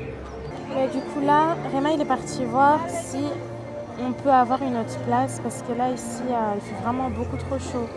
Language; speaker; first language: French; native; French